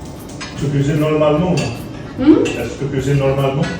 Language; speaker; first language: French; non-native, learner; Hindi